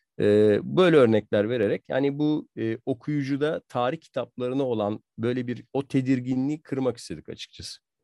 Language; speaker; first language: Turkish; native; Turkish